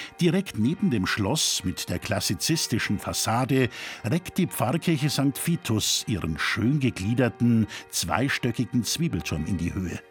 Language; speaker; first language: German; native; German